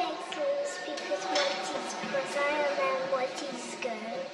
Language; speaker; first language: English; non-native, local second language; Maltese